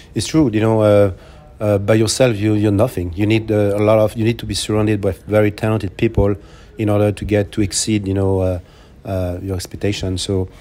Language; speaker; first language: English; non-native, fluent; French